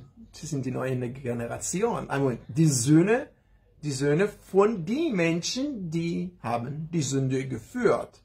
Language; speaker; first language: German; non-native, learner; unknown